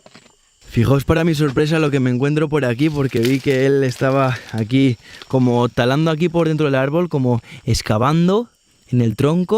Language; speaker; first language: Spanish; native; Spanish